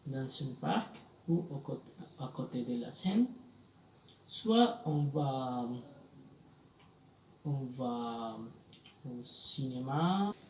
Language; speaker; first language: French; non-native, fluent; Spanish